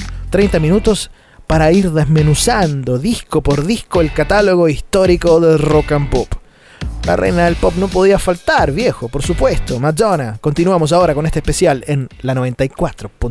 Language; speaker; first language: Spanish; native; Spanish